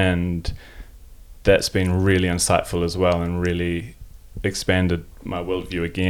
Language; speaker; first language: English; non-native, local second language; German